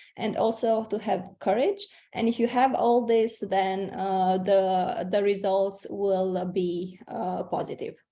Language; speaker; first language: English; non-native, fluent; Romanian